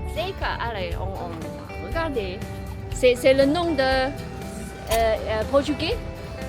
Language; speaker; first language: French; non-native, learner; Chinese